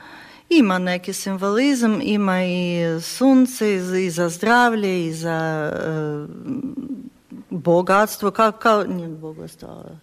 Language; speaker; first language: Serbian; non-native, fluent; Ukrainian